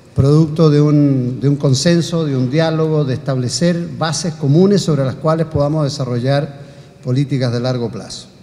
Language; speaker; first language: Spanish; native; Spanish